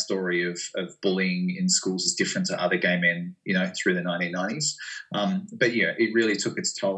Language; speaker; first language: English; native; English